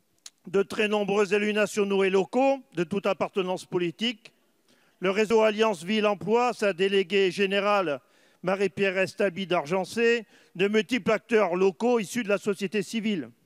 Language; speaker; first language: French; native; French